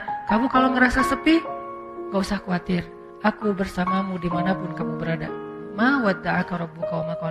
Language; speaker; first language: Indonesian; native; Indonesian